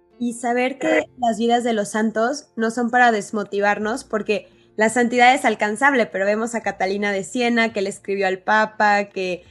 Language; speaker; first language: Spanish; native; Spanish